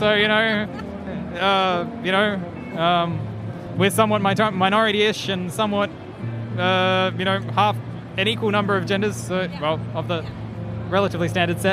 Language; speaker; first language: English; native; English